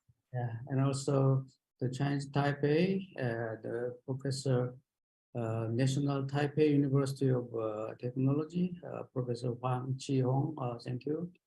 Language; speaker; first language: English; non-native, learner; Japanese